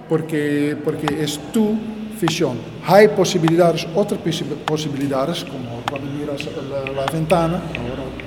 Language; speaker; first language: Spanish; non-native, learner; Dutch